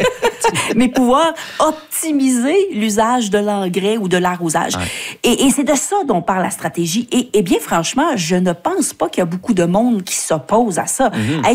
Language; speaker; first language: French; native; French